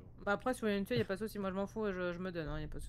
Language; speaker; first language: French; native; French